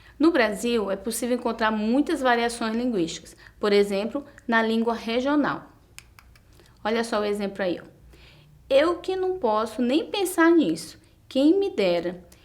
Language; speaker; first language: Portuguese; native; Portuguese